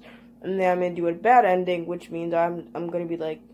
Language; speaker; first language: English; native; English